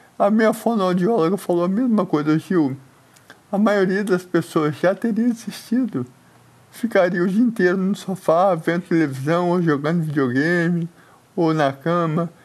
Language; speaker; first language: Portuguese; native; Portuguese